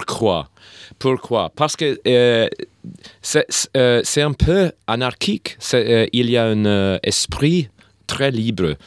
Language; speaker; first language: French; non-native, learner; English